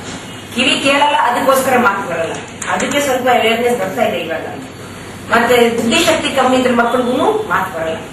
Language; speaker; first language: Kannada; non-native, local second language; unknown